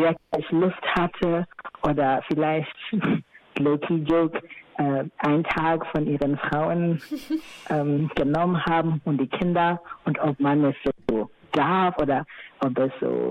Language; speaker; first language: German; non-native, fluent; Swahili